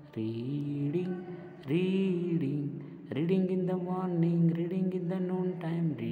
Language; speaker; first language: English; non-native, local second language; Gujarati